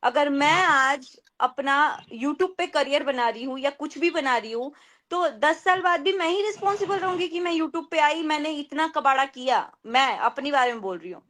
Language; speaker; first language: Hindi; native; Hindi